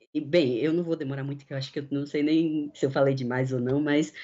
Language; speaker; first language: Portuguese; native; Portuguese